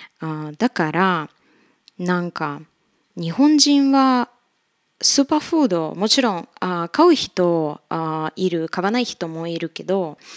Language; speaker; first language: Japanese; non-native, fluent; Russian